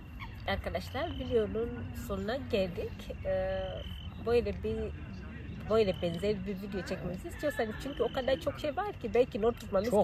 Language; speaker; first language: Turkish; non-native, fluent; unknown